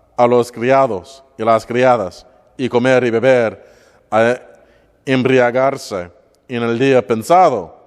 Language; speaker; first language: Spanish; non-native, learner; English